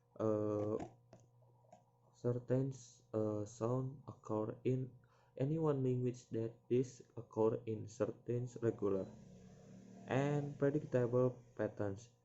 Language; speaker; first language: English; non-native, learner; Indonesian